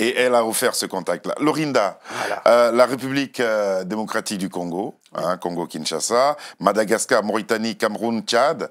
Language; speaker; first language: French; native; French